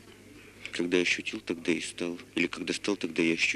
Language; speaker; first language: Russian; native; Russian